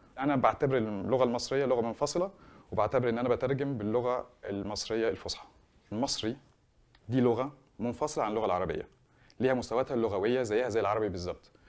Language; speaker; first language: Arabic; native; Arabic